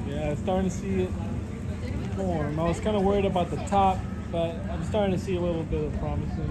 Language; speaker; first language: English; early bilingual, other home language; Spanish